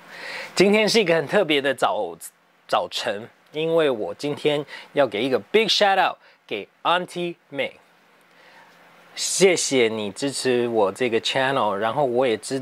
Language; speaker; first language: Chinese; early bilingual, heritage; English